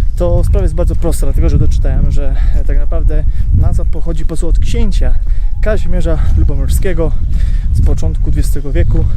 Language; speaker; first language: Polish; native; Polish